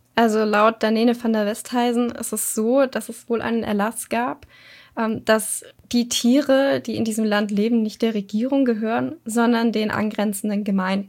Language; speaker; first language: German; native; German